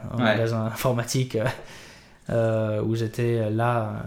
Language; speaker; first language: French; native; French